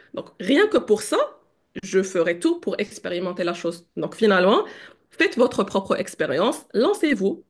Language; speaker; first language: French; non-native, local second language; Arabic